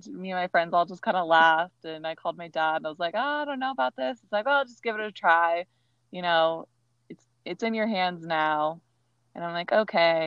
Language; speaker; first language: English; native; English